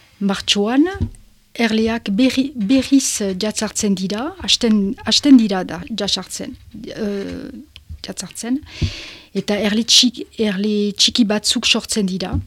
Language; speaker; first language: Basque; non-native, local second language; French